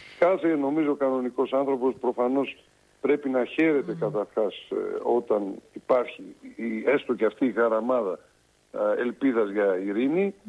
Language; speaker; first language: Greek; native; Greek